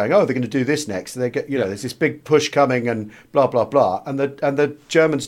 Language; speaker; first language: English; native; English